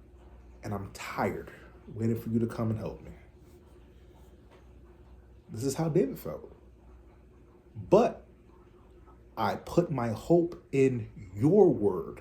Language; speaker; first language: English; native; English